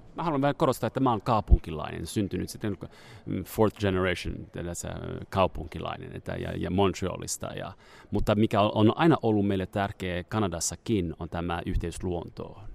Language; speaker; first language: Finnish; non-native, fluent; French